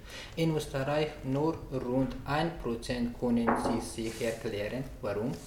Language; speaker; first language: German; non-native, learner; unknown